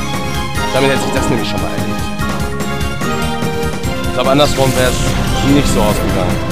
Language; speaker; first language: German; native; German